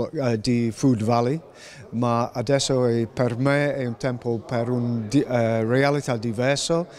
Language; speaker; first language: Italian; non-native, learner; English